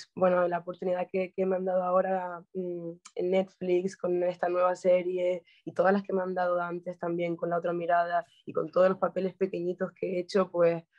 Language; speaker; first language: Spanish; native; Spanish